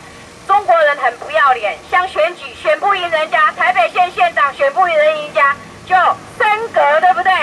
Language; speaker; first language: Chinese; non-native, local second language; Min Nan Chinese